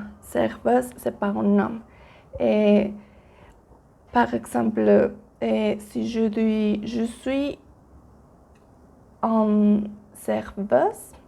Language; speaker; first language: French; non-native, learner; Spanish